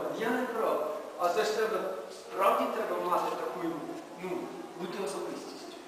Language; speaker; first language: Ukrainian; native; Ukrainian